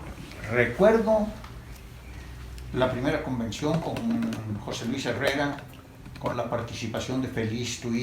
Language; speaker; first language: Spanish; native; Spanish